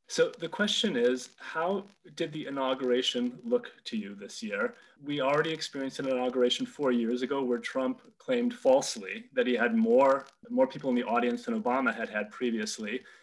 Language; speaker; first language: English; native; English